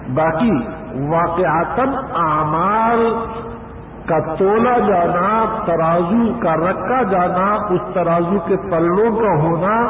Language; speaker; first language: Urdu; non-native, local second language; Pashto